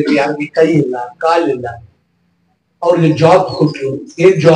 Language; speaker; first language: Kannada; non-native, local second language; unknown